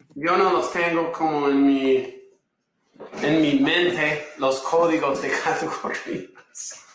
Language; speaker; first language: Spanish; non-native, fluent; English